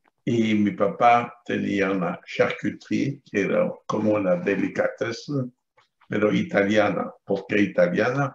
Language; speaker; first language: Spanish; non-native, fluent; French